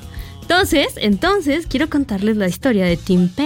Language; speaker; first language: Spanish; native; Spanish